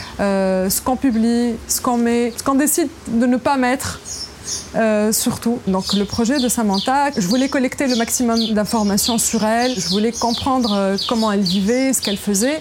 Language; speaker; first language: French; non-native, local second language; Arabic